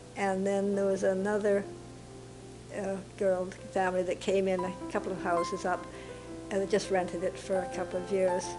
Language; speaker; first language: English; native; English